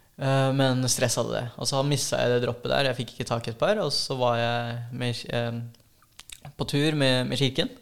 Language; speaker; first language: Norwegian; early bilingual, other home language; Filipino